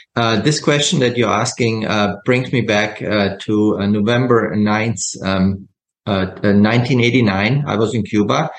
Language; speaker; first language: English; non-native, fluent; German